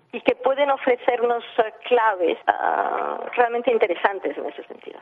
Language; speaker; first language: Spanish; early bilingual, heritage; English